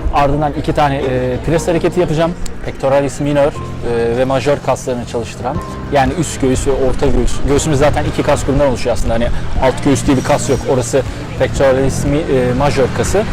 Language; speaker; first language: Turkish; native; Turkish